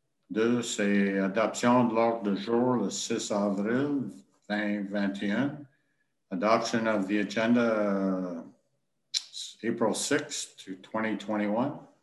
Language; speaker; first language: French; native; French